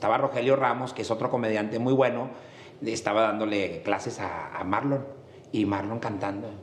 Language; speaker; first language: Spanish; native; Spanish